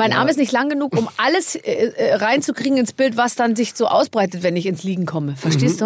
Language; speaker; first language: German; native; German